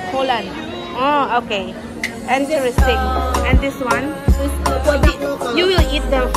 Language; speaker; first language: English; non-native, local second language; Filipino